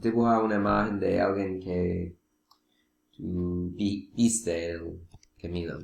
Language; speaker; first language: Spanish; non-native, learner; English